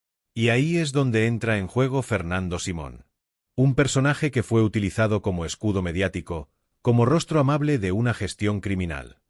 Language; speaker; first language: Spanish; native; Spanish